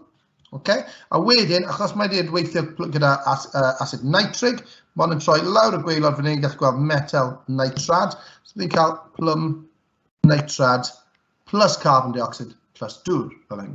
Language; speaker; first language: Welsh; native; Welsh